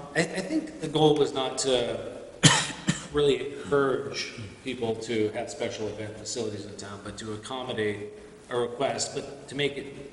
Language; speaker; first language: English; native; English